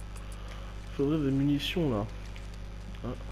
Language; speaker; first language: French; native; French